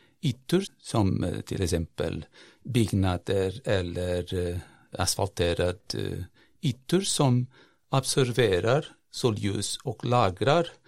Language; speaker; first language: Swedish; non-native, fluent; Portuguese